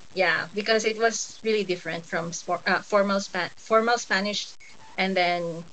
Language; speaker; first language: English; non-native, local second language; Cebuano